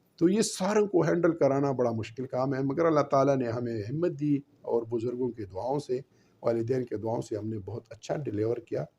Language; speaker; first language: Urdu; non-native, local second language; Pashto